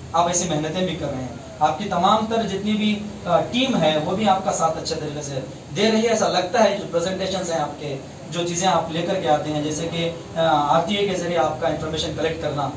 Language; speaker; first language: Hindi; non-native, local second language; Urdu